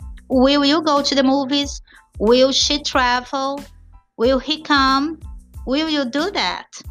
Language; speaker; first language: English; non-native, fluent; Portuguese